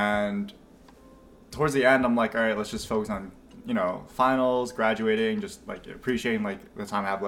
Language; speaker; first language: English; native; English